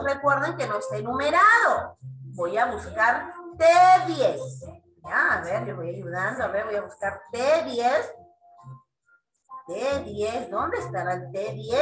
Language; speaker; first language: Spanish; native; Spanish